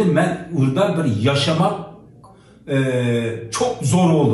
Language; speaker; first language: Turkish; non-native, learner; Uyghur